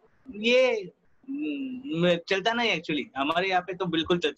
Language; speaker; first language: Hindi; non-native, local second language; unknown